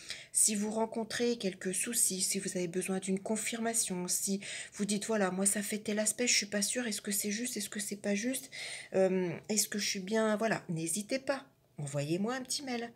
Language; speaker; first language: French; native; French